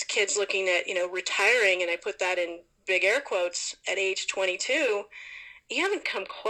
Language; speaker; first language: English; native; English